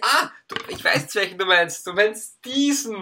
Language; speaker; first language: German; native; German